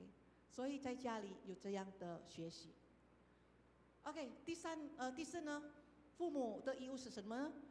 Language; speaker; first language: Chinese; non-native, fluent; Indonesian